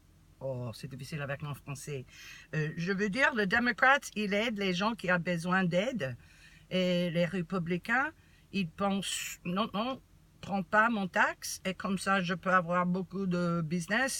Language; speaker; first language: French; non-native, learner; English